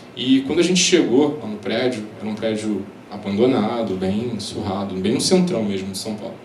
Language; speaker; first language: Portuguese; native; Portuguese